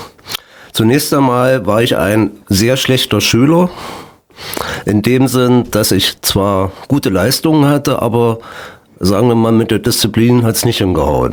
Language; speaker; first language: German; native; German